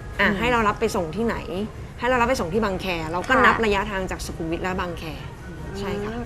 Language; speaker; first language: Thai; native; Thai